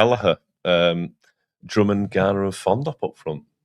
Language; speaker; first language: English; native; English